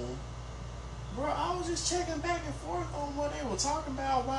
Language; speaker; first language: English; native; English